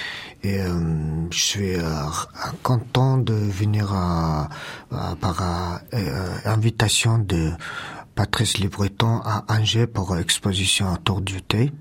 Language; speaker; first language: French; non-native, learner; Mongolian